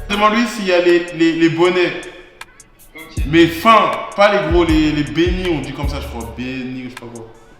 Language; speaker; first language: French; native; French